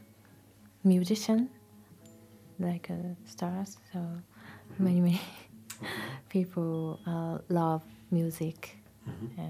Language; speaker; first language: English; non-native, learner; Japanese